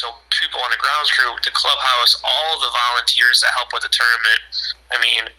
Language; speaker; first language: English; native; English